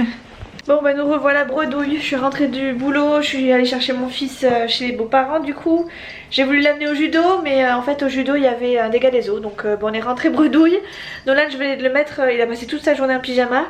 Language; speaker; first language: French; native; French